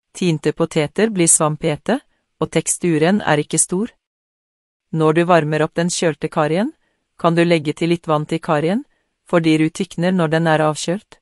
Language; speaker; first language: Norwegian; non-native, learner; Vietnamese